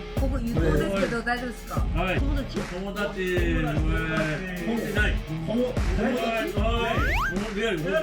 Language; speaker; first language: Japanese; non-native, learner; Korean